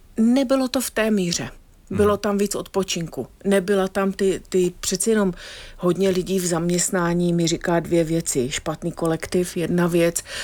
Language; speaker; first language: Czech; non-native, fluent; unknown